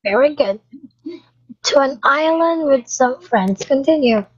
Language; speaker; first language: English; non-native, fluent; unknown